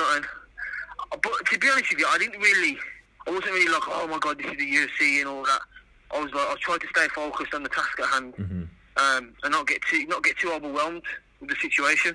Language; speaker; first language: English; native; English